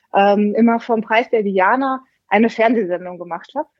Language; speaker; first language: German; native; German